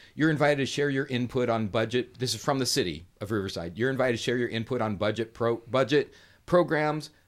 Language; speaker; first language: English; native; English